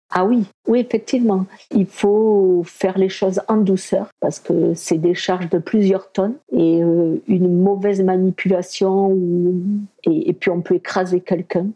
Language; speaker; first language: French; early bilingual, other home language; Spanish